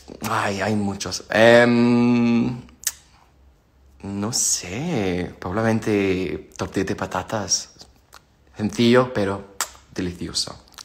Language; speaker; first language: Spanish; non-native, learner; English